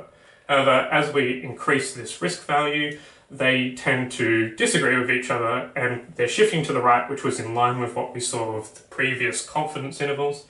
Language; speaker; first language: English; native; English